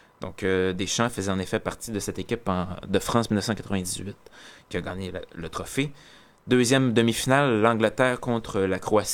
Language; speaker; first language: French; native; French